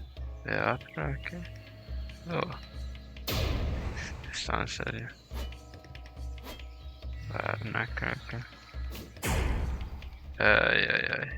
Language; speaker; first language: Spanish; non-native, learner; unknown